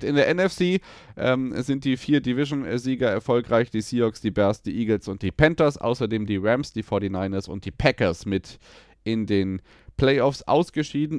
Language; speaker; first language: German; native; German